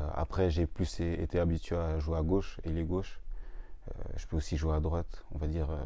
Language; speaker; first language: French; native; French